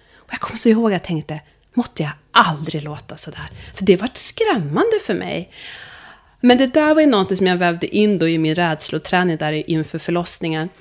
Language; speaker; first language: Swedish; native; Swedish